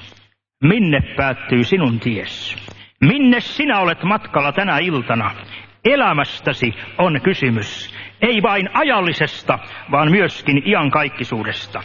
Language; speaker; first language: Finnish; native; Finnish